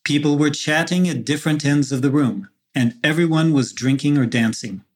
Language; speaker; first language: English; non-native, fluent; Russian